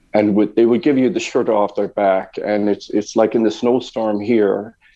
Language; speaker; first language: English; native; English